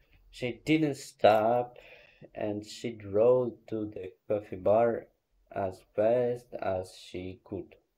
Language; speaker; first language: English; non-native, learner; Ukrainian